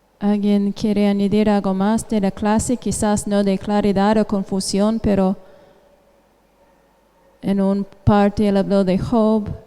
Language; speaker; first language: Spanish; non-native, fluent; English